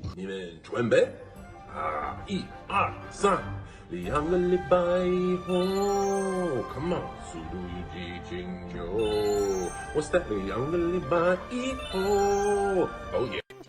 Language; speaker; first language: Chinese; non-native, learner; English